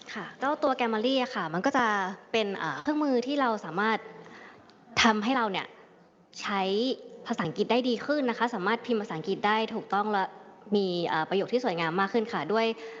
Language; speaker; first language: Thai; native; Thai